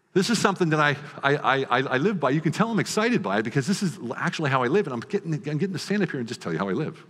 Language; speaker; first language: English; native; English